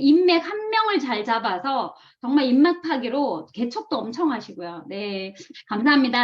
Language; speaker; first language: Korean; native; Korean